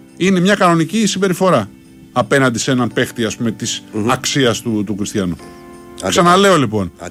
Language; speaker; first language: Greek; native; Greek